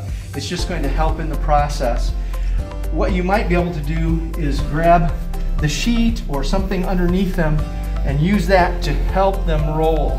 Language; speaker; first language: English; native; English